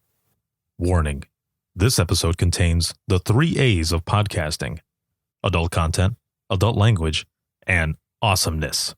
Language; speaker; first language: English; native; English